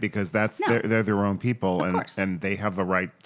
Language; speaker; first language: English; native; English